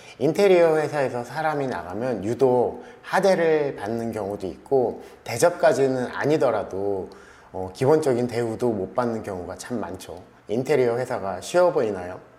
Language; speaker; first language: Korean; native; Korean